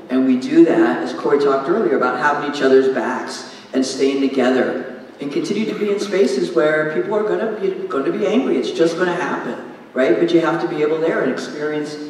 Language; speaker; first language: English; native; English